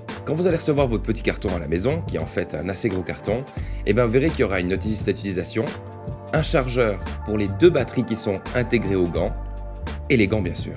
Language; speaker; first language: French; native; French